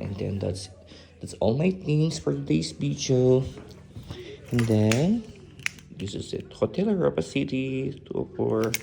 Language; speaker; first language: English; non-native, local second language; Filipino